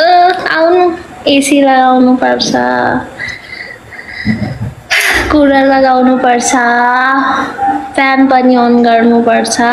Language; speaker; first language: Nepali; non-native, learner; Hindi